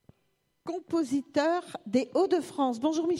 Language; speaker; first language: French; native; French